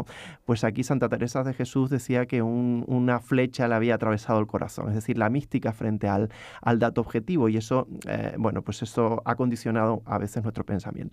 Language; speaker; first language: Spanish; native; Spanish